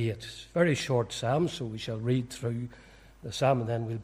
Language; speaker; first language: English; native; English